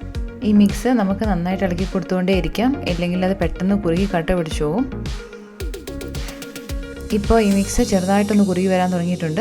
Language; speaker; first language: Malayalam; native; Malayalam